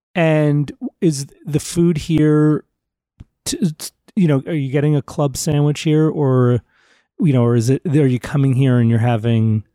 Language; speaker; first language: English; early bilingual, other home language; Italian